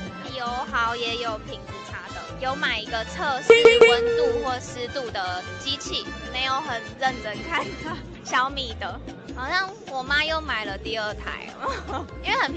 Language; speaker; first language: Chinese; native; Chinese